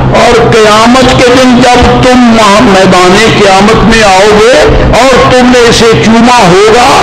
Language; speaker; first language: Urdu; non-native, local second language; Punjabi